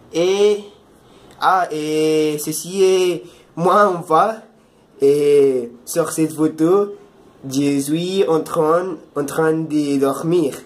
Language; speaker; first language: French; non-native, learner; Spanish